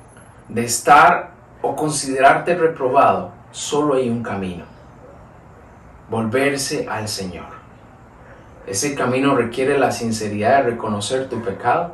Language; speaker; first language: Spanish; native; Spanish